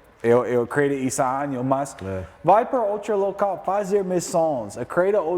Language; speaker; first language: Portuguese; non-native, learner; English